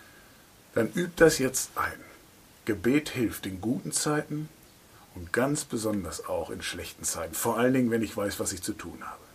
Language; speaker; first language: German; native; German